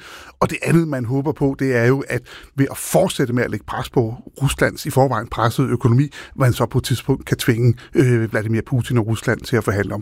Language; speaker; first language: Danish; native; Danish